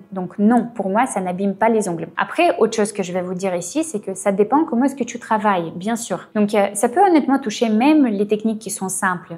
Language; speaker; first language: French; non-native, fluent; Russian